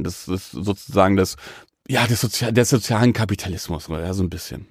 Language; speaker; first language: German; native; German